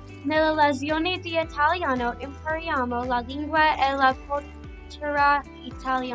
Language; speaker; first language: Italian; non-native, learner; English